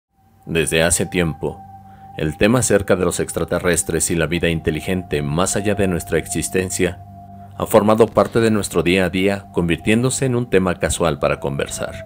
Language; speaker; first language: Spanish; native; Spanish